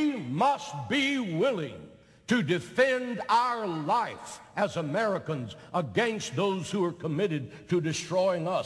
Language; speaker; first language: English; native; English